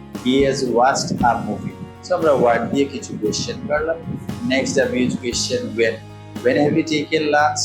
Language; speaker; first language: English; non-native, local second language; Sylheti